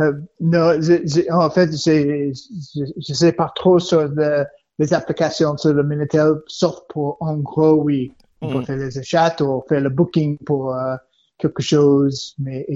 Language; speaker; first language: French; non-native, learner; English